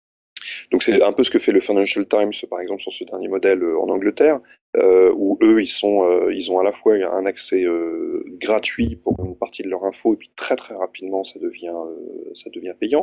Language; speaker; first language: French; native; French